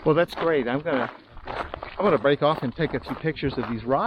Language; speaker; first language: English; native; English